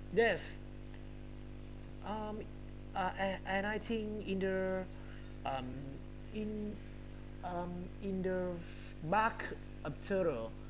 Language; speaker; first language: English; non-native, learner; Vietnamese